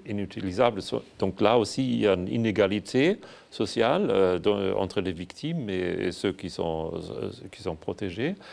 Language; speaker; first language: French; non-native, fluent; German